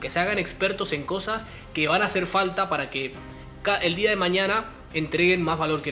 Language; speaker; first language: Spanish; native; Spanish